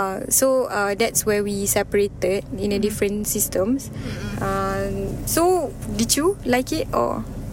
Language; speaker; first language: English; non-native, local second language; Malay